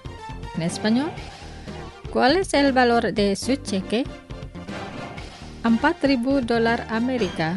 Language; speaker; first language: Spanish; non-native, fluent; Indonesian